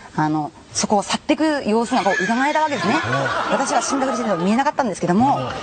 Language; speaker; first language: Japanese; native; Japanese